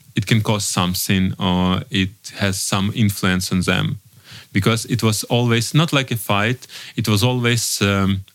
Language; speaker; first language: English; non-native, learner; Russian